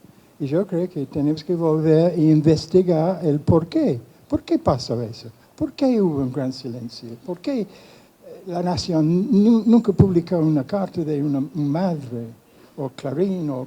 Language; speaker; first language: Spanish; non-native, fluent; English